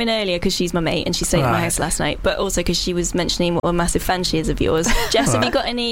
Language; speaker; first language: English; native; English